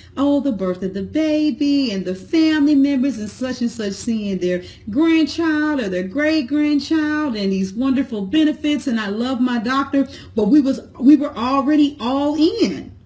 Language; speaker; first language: English; native; English